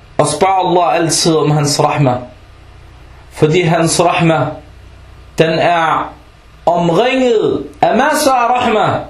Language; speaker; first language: Danish; non-native, fluent; Arabic